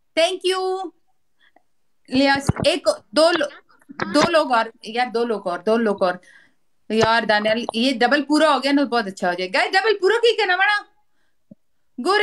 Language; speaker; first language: Hindi; non-native, local second language; Pashto